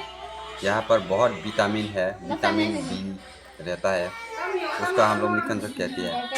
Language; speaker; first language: Hindi; non-native, local second language; Kok Borok